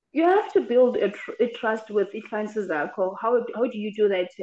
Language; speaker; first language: English; non-native, local second language; Xhosa